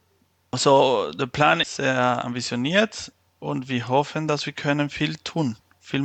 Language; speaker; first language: German; non-native, fluent; Spanish